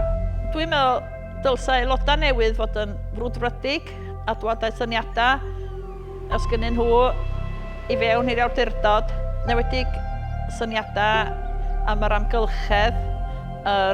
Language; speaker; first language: Welsh; native; Welsh